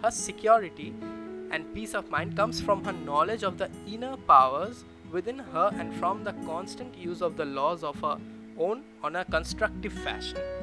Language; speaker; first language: English; non-native, local second language; Bangla